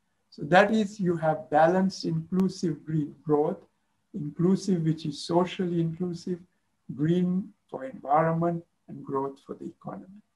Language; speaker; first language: English; non-native, local second language; Sinhala